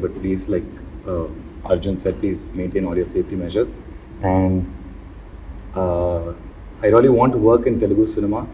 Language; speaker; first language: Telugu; non-native, learner; Tamil